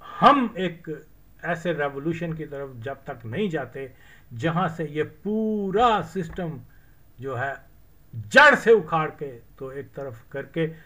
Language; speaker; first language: Urdu; non-native, local second language; Punjabi